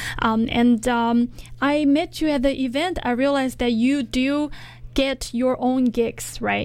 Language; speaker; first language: English; non-native, fluent; Chinese